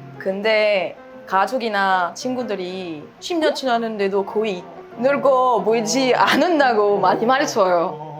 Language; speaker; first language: Korean; non-native, fluent; French